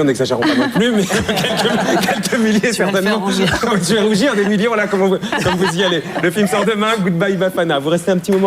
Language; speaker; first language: French; native; French